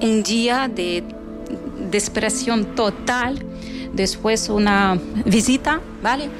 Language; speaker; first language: Spanish; non-native, learner; Ukrainian